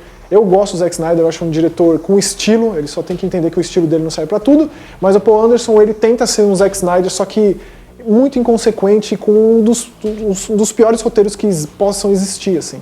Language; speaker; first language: Portuguese; native; Portuguese